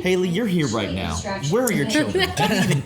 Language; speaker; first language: English; native; English